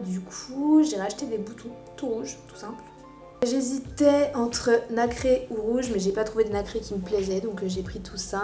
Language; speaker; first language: French; native; French